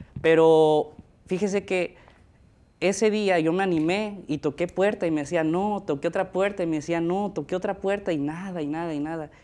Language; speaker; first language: Spanish; native; Spanish